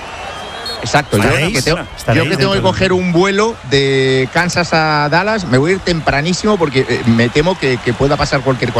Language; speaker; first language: Spanish; native; Spanish